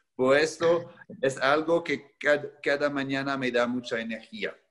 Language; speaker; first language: Spanish; non-native, fluent; French